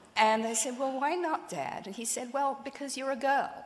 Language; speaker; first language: English; native; English